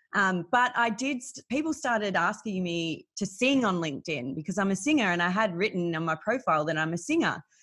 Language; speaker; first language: English; native; English